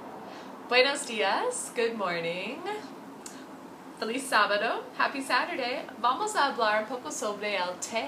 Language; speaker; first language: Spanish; non-native, fluent; English